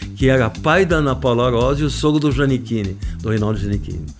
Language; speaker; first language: Portuguese; non-native, fluent; Arabic